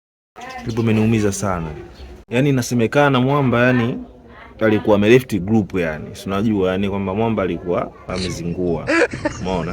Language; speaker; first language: Swahili; native; Swahili